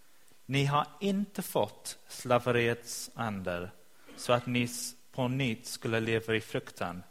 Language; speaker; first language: Swedish; non-native, fluent; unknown